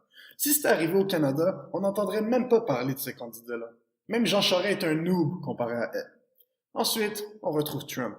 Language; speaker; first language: French; native; French